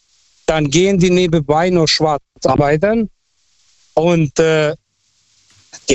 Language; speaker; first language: German; non-native, fluent; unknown